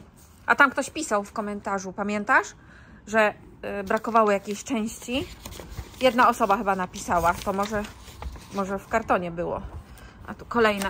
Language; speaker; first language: Polish; native; Polish